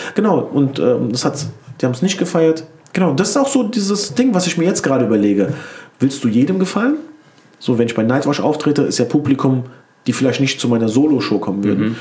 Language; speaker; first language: German; early bilingual, other home language; Turkish